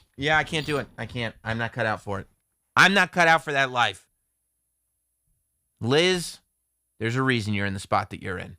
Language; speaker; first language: English; native; English